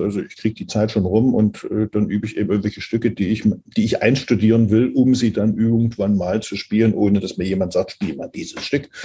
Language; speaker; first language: German; native; German